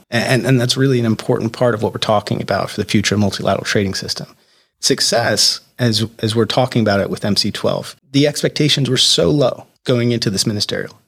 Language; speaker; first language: English; native; English